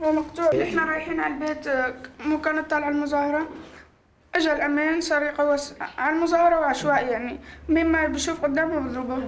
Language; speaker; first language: Arabic; native; Arabic